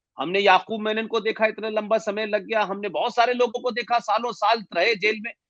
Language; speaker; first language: Hindi; native; Hindi